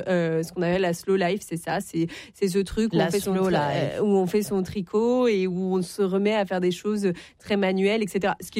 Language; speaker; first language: French; native; French